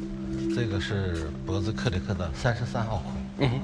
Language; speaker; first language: Chinese; native; Chinese